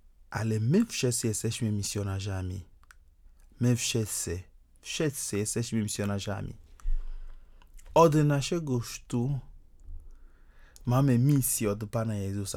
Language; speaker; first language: Polish; non-native, fluent; Ewe